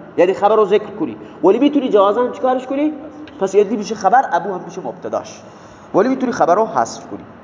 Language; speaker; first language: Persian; non-native, local second language; Baluchi